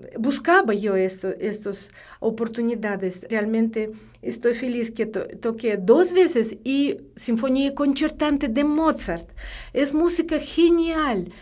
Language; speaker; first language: Spanish; non-native, fluent; Russian